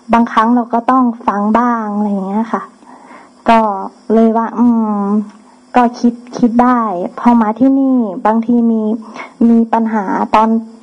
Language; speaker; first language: Thai; native; Thai